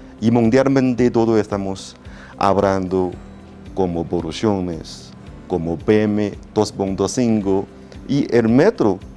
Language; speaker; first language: Spanish; non-native, learner; Chinese